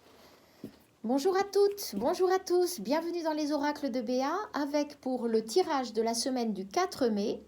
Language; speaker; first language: French; native; French